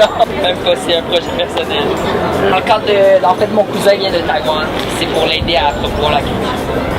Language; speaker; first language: French; native; French